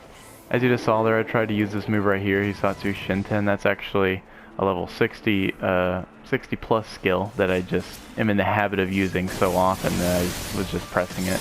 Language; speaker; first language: English; native; English